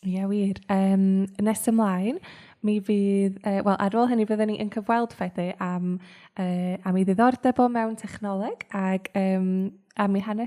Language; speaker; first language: Welsh; native; Welsh